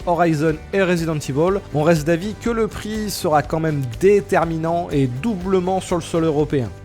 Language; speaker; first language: French; native; French